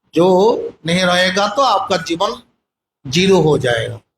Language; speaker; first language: Hindi; non-native, local second language; Bangla